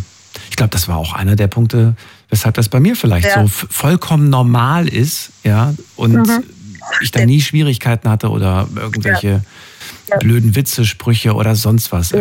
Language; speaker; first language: German; native; German